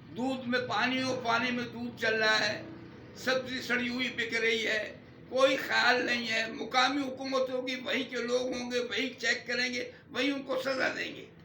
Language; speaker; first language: Urdu; native; Urdu